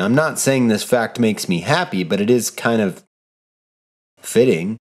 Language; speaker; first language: English; native; English